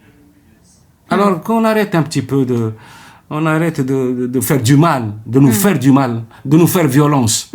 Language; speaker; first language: French; non-native, local second language; Arabic